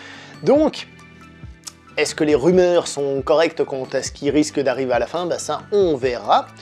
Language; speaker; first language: French; native; French